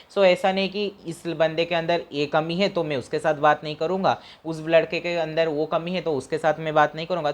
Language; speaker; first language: Hindi; non-native, local second language; Odia